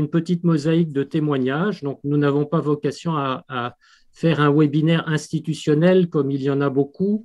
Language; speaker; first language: French; native; French